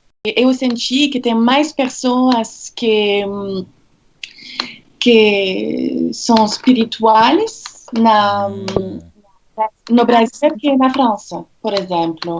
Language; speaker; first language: Portuguese; non-native, fluent; French